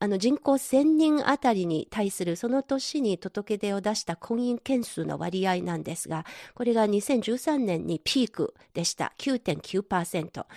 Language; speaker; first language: Japanese; non-native, fluent; Chinese